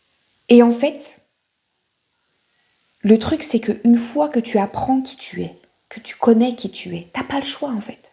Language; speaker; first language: French; native; French